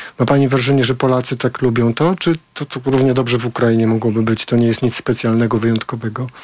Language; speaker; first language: Polish; native; Polish